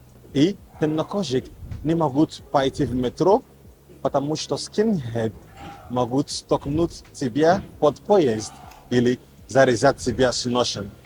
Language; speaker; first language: Russian; non-native, learner; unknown